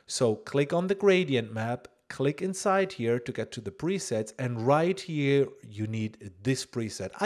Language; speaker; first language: English; non-native, fluent; German